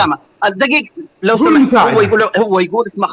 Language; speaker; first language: Arabic; native; Arabic